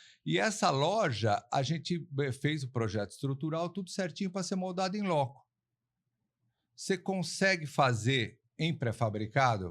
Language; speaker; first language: Portuguese; native; Portuguese